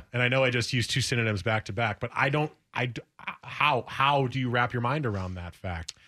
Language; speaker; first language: English; native; English